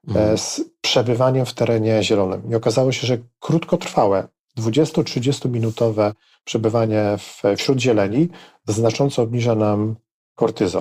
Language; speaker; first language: Polish; native; Polish